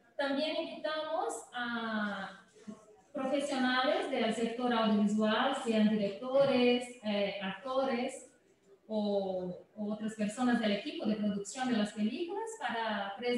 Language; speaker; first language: Spanish; non-native, fluent; Portuguese